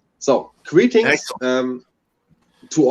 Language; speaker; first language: English; non-native, learner; German